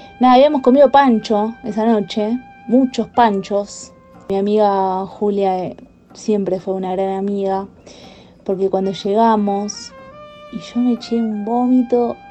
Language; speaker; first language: Spanish; native; Spanish